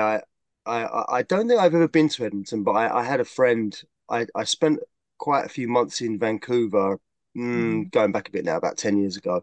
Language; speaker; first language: English; native; English